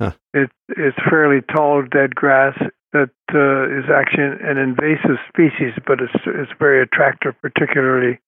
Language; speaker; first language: English; native; English